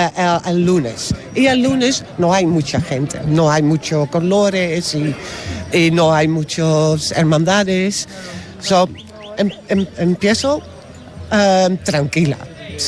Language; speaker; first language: Spanish; non-native, learner; Dutch